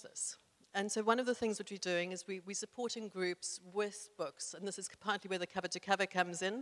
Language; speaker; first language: English; native; English